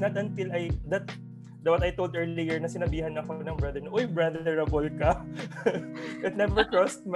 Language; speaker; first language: English; non-native, local second language; Hiligaynon